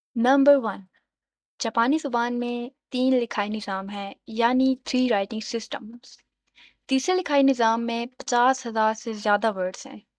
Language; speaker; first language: Urdu; native; Urdu